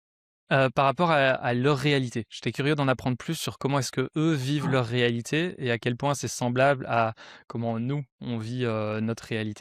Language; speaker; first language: French; native; French